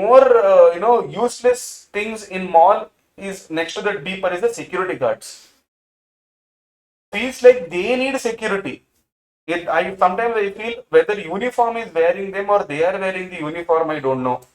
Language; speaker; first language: English; non-native, local second language; Tamil